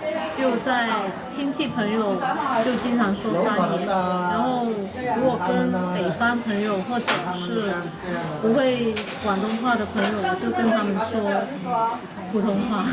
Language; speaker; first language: Chinese; non-native, local second language; Cantonese